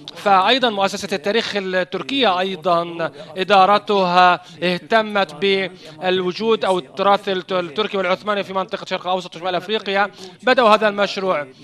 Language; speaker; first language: Arabic; non-native, fluent; Turkish